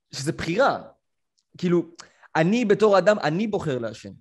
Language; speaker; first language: Hebrew; native; Hebrew